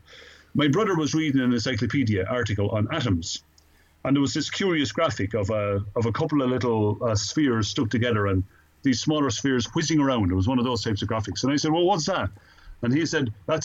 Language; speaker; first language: English; native; English